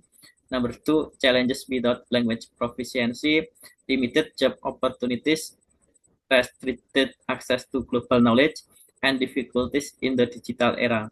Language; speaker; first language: English; non-native, learner; Indonesian